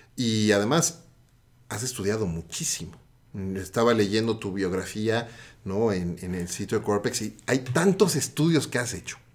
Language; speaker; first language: Spanish; native; Spanish